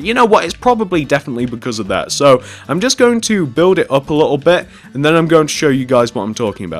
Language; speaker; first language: English; native; English